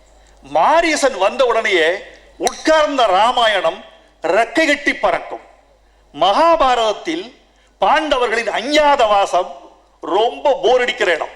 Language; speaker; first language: Tamil; native; Tamil